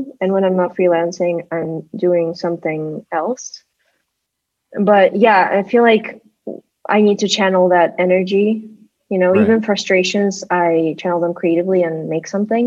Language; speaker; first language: English; non-native, fluent; Russian